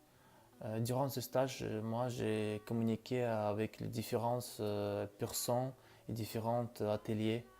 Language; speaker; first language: French; non-native, learner; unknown